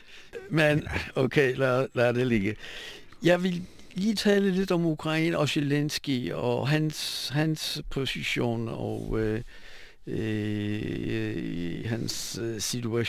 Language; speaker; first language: Danish; non-native, fluent; Polish